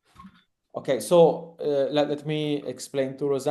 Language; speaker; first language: English; non-native, fluent; Italian